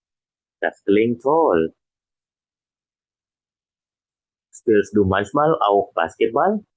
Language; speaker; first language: German; non-native, fluent; Indonesian